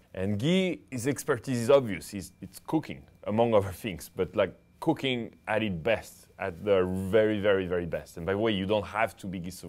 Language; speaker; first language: English; non-native, fluent; French